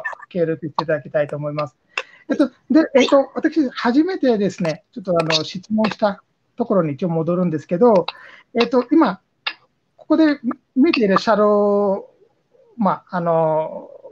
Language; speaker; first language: Japanese; non-native, fluent; Bangla